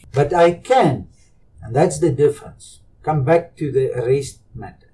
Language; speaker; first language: English; non-native, local second language; Afrikaans